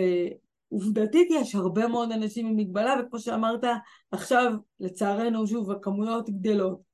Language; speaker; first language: Hebrew; native; Hebrew